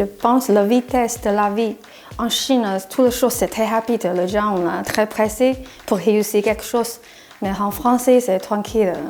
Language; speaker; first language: French; non-native, fluent; Chinese